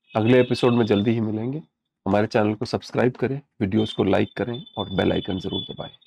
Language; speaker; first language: Hindi; native; Hindi